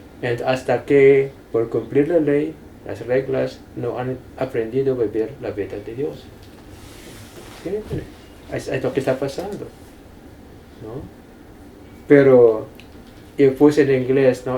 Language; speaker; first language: Spanish; non-native, fluent; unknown